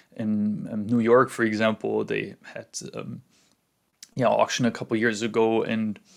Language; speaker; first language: English; non-native, fluent; German